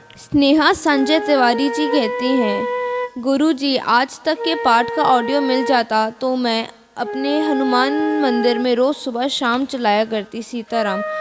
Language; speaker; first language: Hindi; native; Hindi